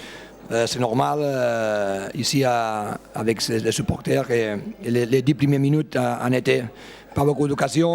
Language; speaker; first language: French; non-native, fluent; Spanish